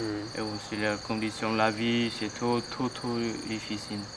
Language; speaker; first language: French; non-native, learner; Vietnamese